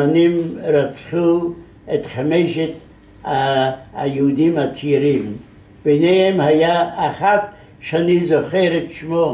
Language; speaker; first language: Hebrew; non-native, fluent; Yiddish